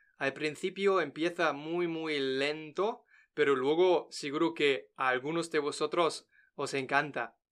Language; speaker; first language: Spanish; non-native, fluent; German